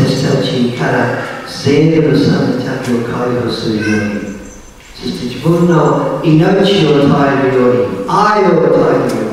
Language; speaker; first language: Japanese; non-native, learner; English